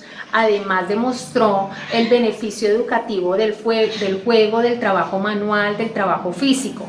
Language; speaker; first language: Spanish; native; Spanish